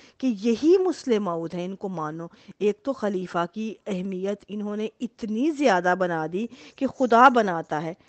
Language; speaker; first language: Hindi; native; Hindi